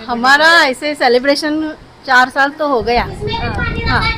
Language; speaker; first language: Hindi; non-native, local second language; Marathi